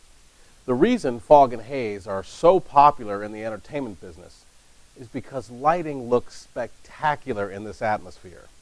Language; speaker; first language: English; native; English